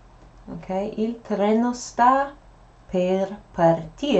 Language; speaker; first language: Italian; non-native, fluent; English